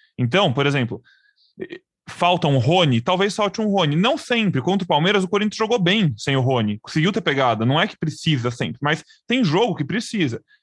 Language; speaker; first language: Portuguese; native; Portuguese